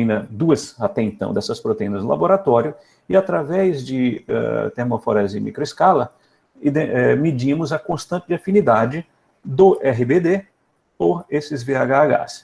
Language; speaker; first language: Portuguese; native; Portuguese